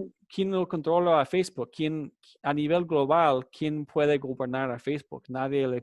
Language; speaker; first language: Spanish; non-native, fluent; English